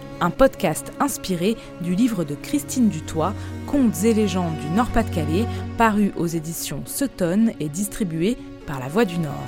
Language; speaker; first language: French; native; French